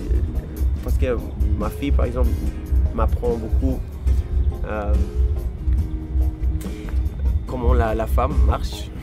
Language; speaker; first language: French; non-native, fluent; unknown